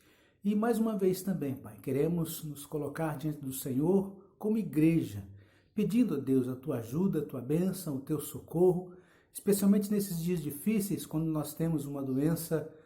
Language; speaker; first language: Portuguese; native; Portuguese